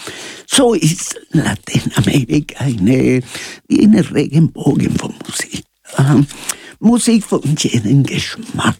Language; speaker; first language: German; non-native, learner; Spanish